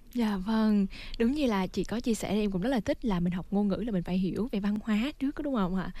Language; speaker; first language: Vietnamese; native; Vietnamese